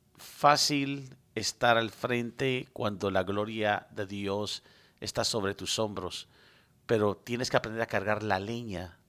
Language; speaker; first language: Spanish; early bilingual, heritage; Spanish